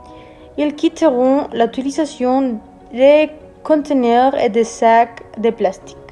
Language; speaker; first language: French; non-native, learner; Spanish